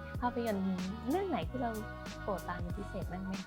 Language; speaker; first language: Thai; native; Thai